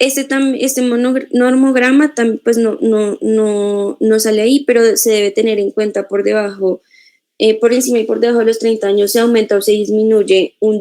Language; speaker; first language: Spanish; native; Spanish